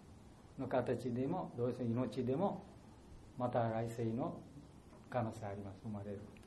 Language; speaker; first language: Japanese; non-native, learner; Bangla